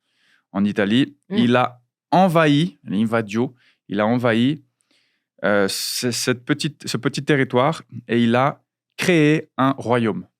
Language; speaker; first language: French; non-native, fluent; Portuguese